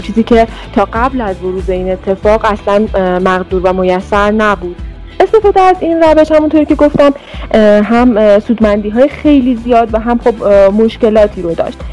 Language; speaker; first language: Persian; native; Persian